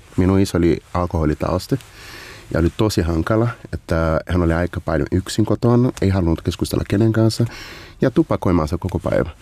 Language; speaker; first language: Finnish; non-native, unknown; Portuguese